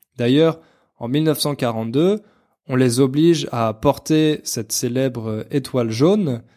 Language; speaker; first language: French; native; French